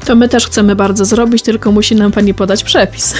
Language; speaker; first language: Polish; native; Polish